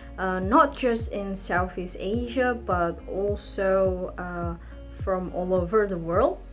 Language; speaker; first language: English; non-native, fluent; Indonesian